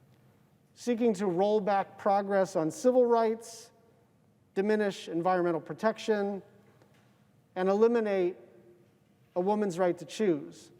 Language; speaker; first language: English; native; English